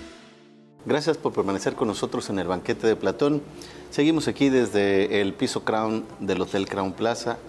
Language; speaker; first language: Spanish; native; Spanish